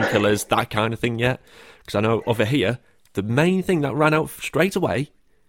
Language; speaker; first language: English; native; English